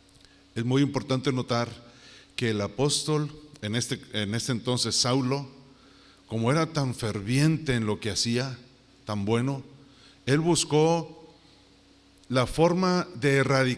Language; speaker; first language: Spanish; native; Spanish